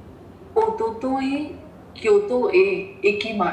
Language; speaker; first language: Japanese; non-native, learner; Hindi